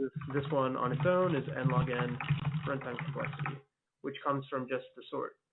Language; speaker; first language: English; native; English